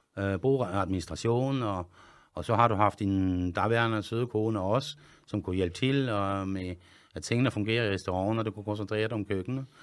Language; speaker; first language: Danish; non-native, fluent; French